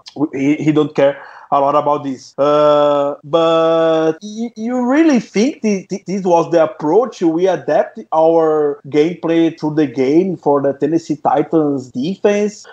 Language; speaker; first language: English; non-native, fluent; Portuguese